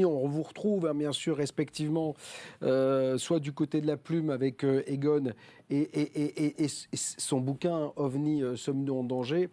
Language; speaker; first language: French; native; French